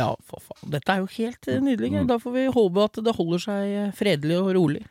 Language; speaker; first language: Norwegian; native; Norwegian